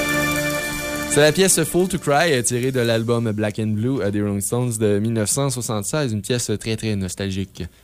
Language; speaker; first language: French; native; French